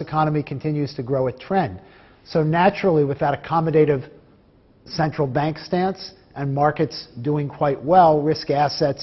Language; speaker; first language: English; native; English